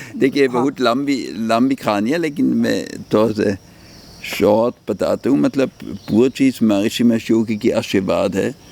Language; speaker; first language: Hindi; non-native, fluent; German